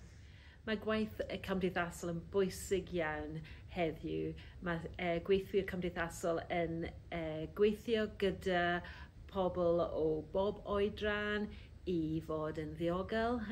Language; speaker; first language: Welsh; non-native, fluent; English